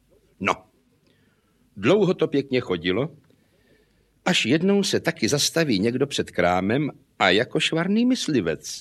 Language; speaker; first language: Czech; native; Czech